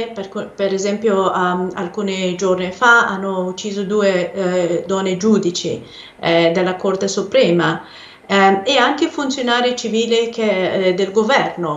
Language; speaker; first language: Italian; non-native, fluent; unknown